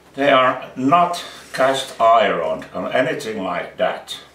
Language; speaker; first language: English; non-native, fluent; Finnish